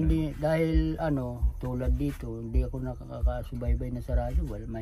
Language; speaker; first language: Filipino; native; Filipino